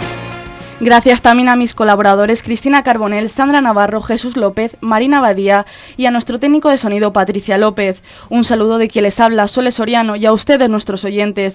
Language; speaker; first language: Spanish; native; Spanish